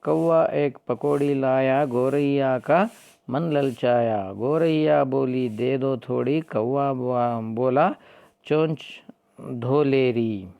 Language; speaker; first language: Hindi; non-native, local second language; Kannada